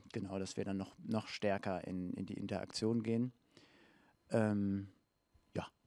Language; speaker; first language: German; native; German